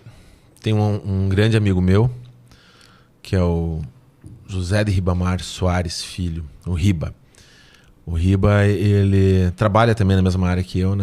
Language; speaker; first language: Portuguese; native; Portuguese